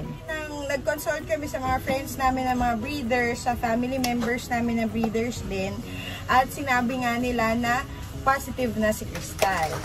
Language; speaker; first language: Filipino; native; Filipino